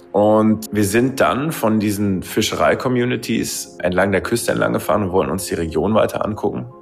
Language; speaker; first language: German; native; German